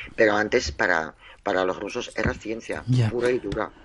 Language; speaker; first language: Spanish; non-native, fluent; Russian